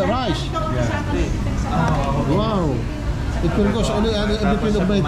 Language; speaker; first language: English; non-native, local second language; Filipino